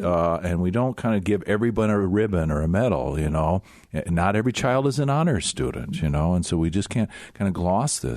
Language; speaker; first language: English; native; English